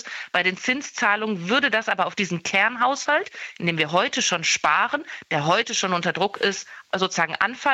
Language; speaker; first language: German; native; German